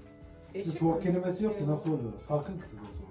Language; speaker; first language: Turkish; native; Turkish